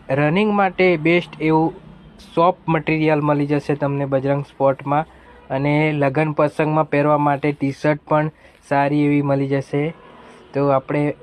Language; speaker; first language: Gujarati; native; Gujarati